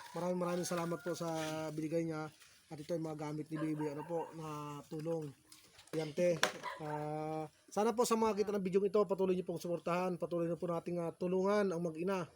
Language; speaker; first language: Filipino; native; Filipino